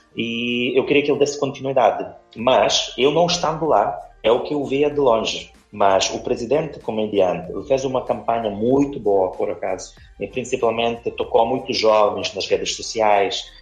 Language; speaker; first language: Portuguese; non-native, fluent; Ukrainian